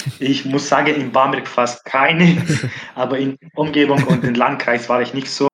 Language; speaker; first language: German; non-native, fluent; Arabic